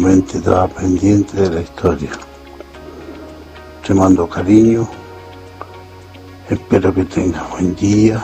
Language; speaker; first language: Spanish; native; Spanish